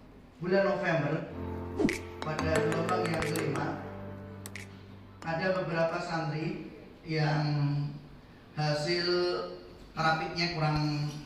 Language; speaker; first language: Indonesian; native; Indonesian